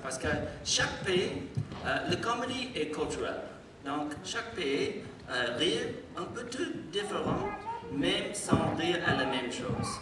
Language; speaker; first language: French; non-native, learner; English